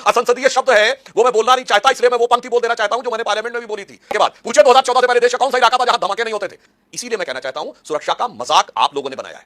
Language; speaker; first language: Hindi; native; Hindi